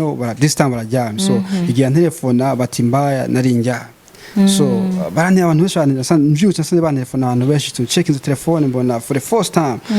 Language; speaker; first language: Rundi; early bilingual, heritage; Rundi